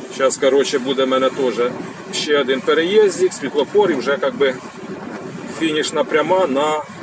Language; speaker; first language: Ukrainian; non-native, local second language; Russian